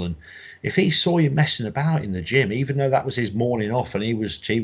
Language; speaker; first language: English; native; English